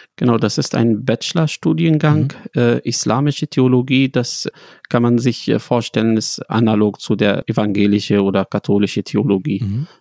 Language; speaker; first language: German; non-native, fluent; Arabic